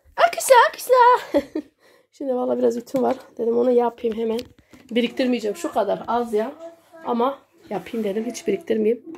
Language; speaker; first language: Turkish; native; Turkish